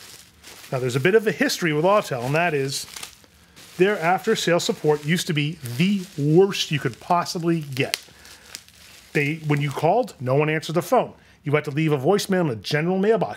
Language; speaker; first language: English; native; English